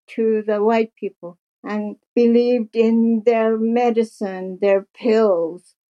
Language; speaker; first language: English; native; English